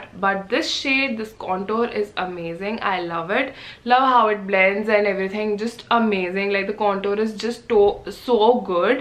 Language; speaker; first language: English; non-native, local second language; Hindi